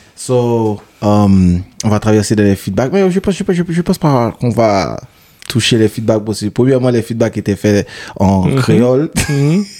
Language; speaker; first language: French; non-native, local second language; Haitian Creole